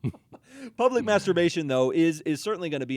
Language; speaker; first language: English; native; English